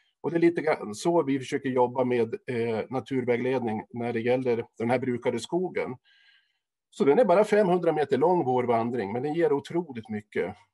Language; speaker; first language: Swedish; native; Swedish